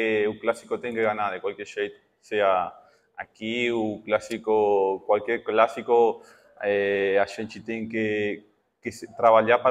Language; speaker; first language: Portuguese; non-native, fluent; Spanish